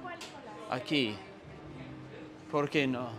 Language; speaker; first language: Spanish; non-native, learner; English